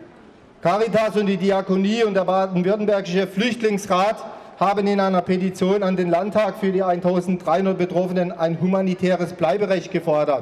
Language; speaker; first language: German; native; German